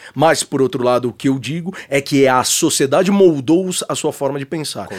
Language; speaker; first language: Portuguese; native; Portuguese